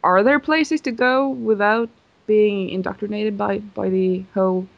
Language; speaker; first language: English; non-native, fluent; Swedish